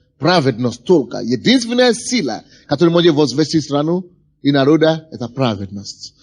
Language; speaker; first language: Russian; non-native, fluent; Yoruba